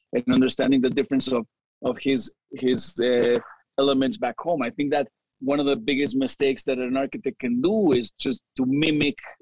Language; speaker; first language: English; early bilingual, other home language; Spanish